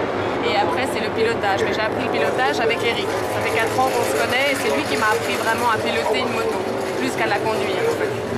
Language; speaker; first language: French; native; French